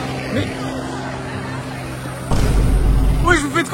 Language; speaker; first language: French; native; French